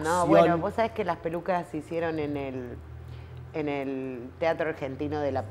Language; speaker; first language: Spanish; native; Spanish